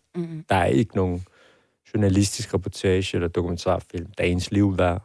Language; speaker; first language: Danish; early bilingual, other home language; Persian